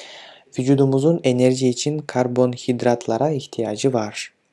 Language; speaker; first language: Turkish; non-native, fluent; Kyrgyz